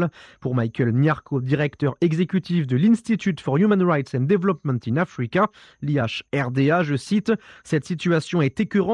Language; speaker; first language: French; native; French